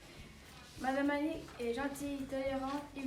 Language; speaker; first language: French; native; French